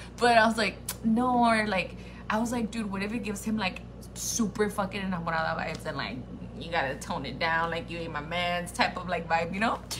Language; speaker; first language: English; early bilingual, other home language; Spanish